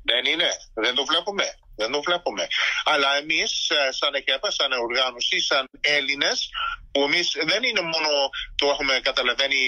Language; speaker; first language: Greek; early bilingual, heritage; Greek